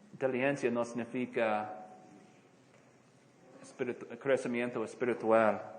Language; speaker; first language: Spanish; non-native, fluent; English